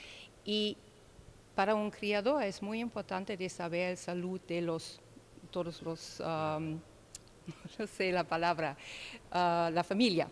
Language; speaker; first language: Spanish; non-native, learner; German